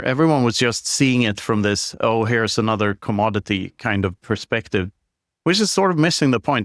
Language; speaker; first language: English; non-native, fluent; Swedish